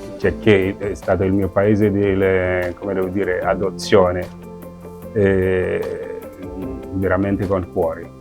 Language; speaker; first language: Italian; non-native, fluent; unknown